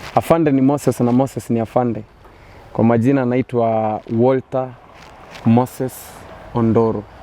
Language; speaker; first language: Swahili; non-native, local second language; Gusii